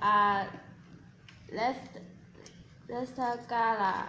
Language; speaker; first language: Catalan; non-native, learner; Chinese